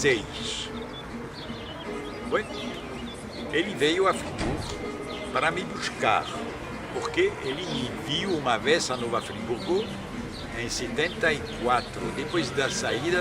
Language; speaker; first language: Portuguese; non-native, fluent; French